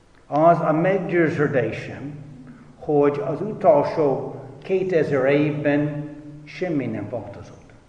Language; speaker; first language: Hungarian; non-native, fluent; English